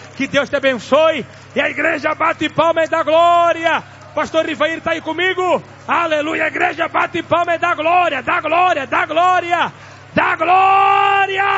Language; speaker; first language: Portuguese; non-native, local second language; Tsonga